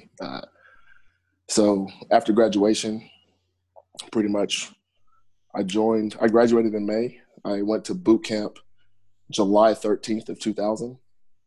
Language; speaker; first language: English; native; English